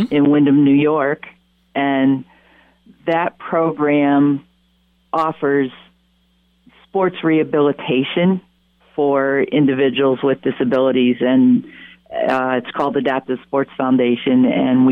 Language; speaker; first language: English; native; English